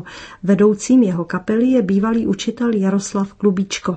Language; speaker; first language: Czech; native; Czech